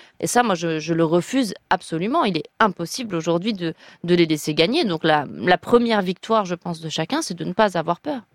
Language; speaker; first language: French; native; French